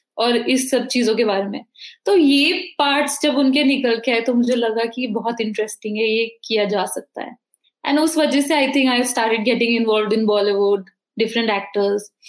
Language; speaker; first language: Hindi; native; Hindi